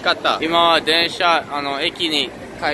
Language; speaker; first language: Japanese; early bilingual, heritage; English